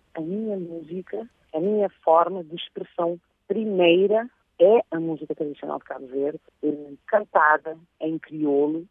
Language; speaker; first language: Portuguese; non-native, local second language; Kabuverdianu